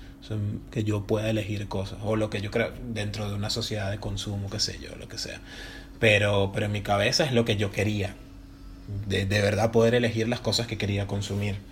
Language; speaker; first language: Spanish; native; Spanish